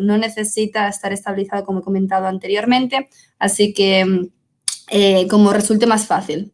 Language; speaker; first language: Spanish; native; Spanish